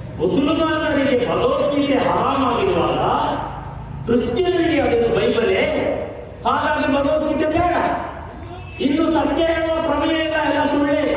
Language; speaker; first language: Kannada; non-native, local second language; Kodava